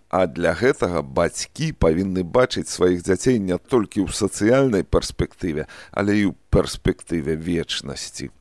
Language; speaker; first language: Belarusian; native; Belarusian